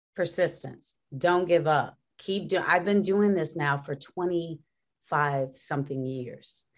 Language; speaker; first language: English; native; English